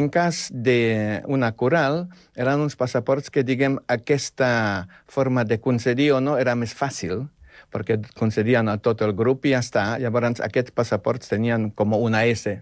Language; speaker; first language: Catalan; non-native, fluent; Polish